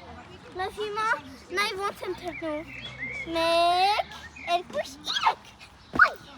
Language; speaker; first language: Armenian; early bilingual, heritage; Armenian